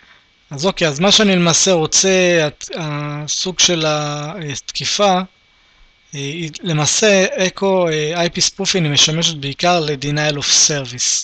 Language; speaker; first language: Hebrew; native; Hebrew